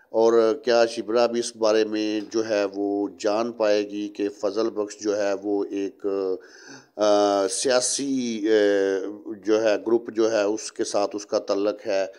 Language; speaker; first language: Urdu; non-native, local second language; Punjabi